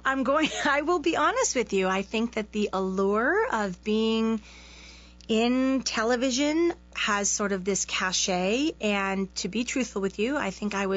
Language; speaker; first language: English; native; English